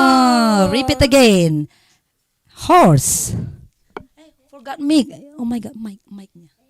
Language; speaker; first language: English; non-native, learner; Indonesian